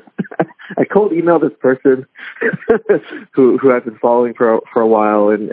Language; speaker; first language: English; non-native, local second language; Cantonese